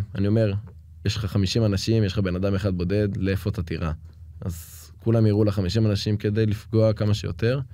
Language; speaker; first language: Hebrew; native; Hebrew